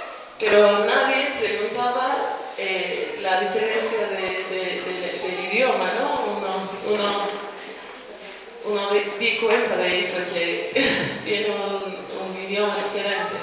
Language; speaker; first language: Spanish; non-native, fluent; Kurdish